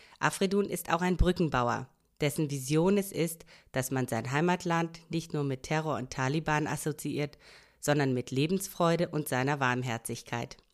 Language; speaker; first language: German; native; German